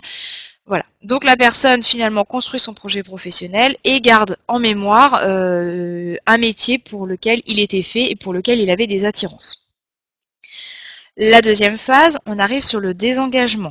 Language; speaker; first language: French; native; French